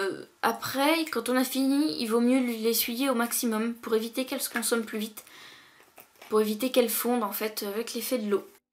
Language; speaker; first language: French; native; French